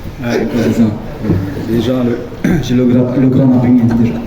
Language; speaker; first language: French; non-native, fluent; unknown